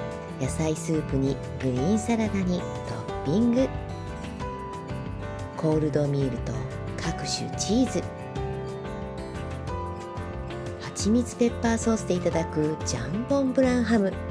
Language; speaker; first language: Japanese; native; Japanese